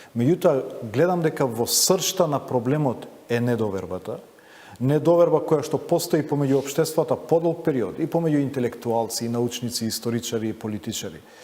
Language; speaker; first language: Macedonian; non-native, local second language; Albanian